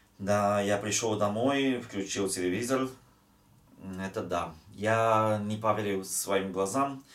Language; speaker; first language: Russian; non-native, fluent; Japanese